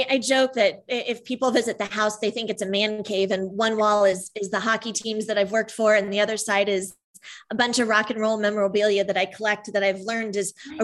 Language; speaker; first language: English; native; English